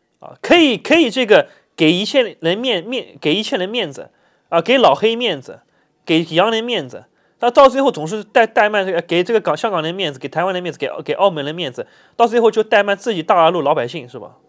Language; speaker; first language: Chinese; native; Chinese